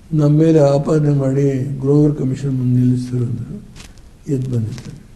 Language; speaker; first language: Kannada; native; Kannada